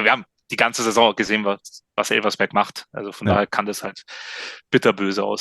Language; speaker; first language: German; native; German